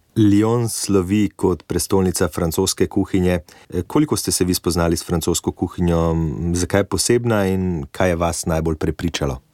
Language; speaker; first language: Slovenian; native; Slovenian